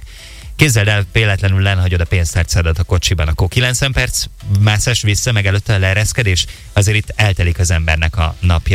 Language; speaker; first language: Hungarian; native; Hungarian